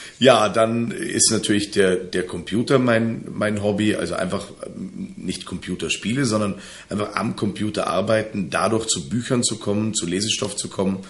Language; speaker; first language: German; native; German